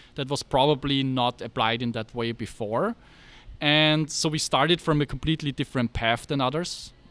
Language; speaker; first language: English; non-native, fluent; German